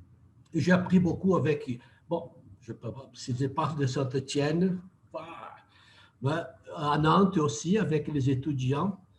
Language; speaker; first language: French; non-native, fluent; Portuguese